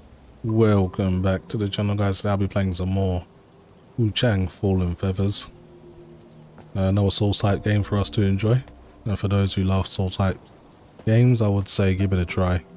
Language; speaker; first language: English; native; English